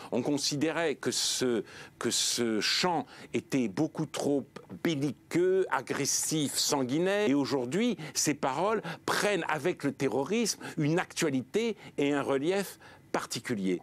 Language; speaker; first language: French; native; French